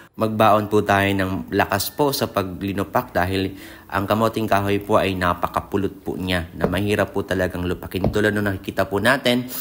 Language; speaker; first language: Filipino; non-native, local second language; Bikol